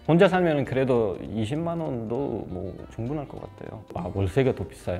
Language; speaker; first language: Korean; non-native, fluent; Uzbek